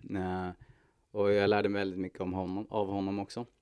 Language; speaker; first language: Swedish; native; Swedish